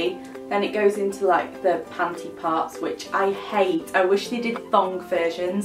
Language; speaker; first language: English; native; English